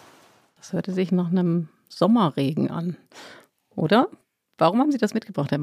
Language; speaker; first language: German; native; German